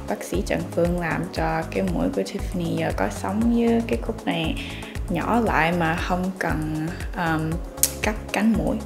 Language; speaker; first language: Vietnamese; early bilingual, heritage; Vietnamese